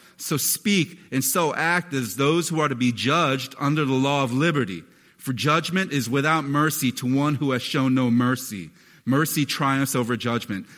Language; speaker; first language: English; native; English